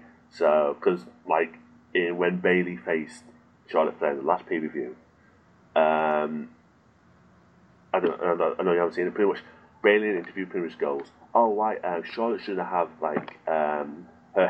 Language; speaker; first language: English; native; English